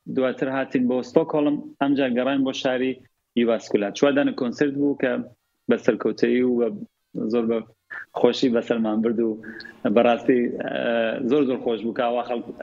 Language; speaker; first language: Central Kurdish; non-native, local second language; Gurani